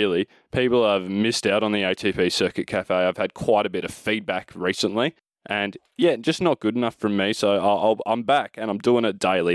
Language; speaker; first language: English; native; English